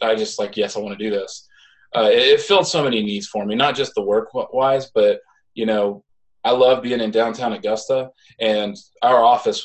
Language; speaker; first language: English; native; English